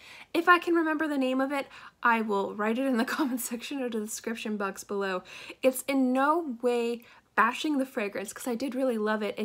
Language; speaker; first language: English; native; English